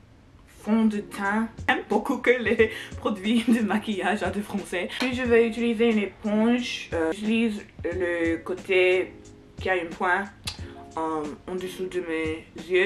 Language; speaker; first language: French; non-native, learner; English